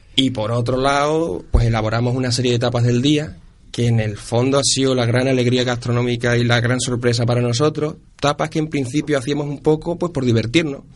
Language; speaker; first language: Spanish; native; Spanish